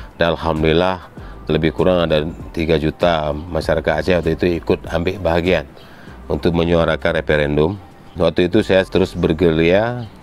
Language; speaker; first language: Malay; non-native, local second language; Achinese